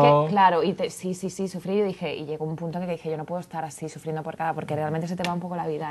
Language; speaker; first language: Spanish; native; Spanish